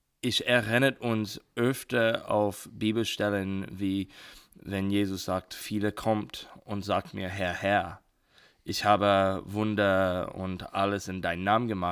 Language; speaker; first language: German; non-native, learner; English